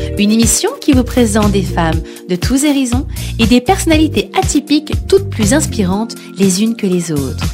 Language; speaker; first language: French; native; French